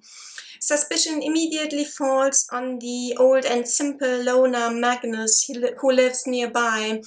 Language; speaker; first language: English; non-native, fluent; German